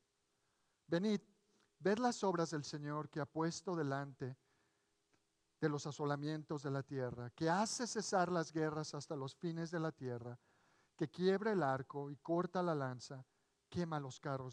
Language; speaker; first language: English; non-native, fluent; Spanish